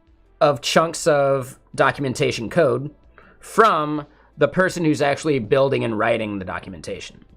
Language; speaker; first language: English; native; English